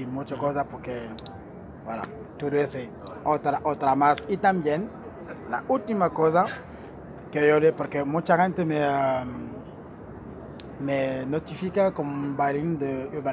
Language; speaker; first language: Spanish; non-native, learner; Portuguese